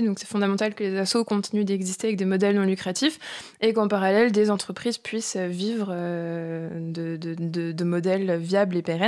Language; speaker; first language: French; native; French